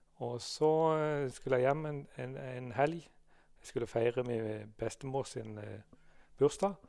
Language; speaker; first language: Norwegian; native; Norwegian